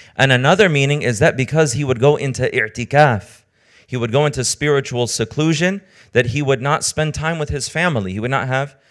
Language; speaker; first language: English; native; English